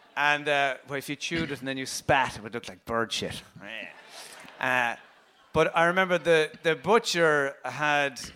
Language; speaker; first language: English; native; English